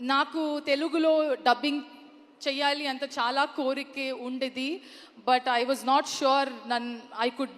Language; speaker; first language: Telugu; non-native, learner; Kannada